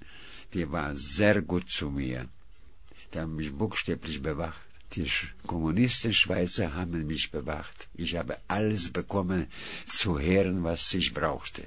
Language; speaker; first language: German; non-native, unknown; Russian